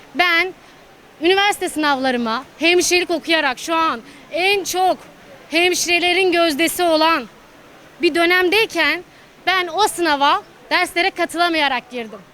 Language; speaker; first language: Turkish; native; Turkish